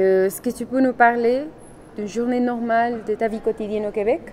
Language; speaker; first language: French; non-native, learner; Spanish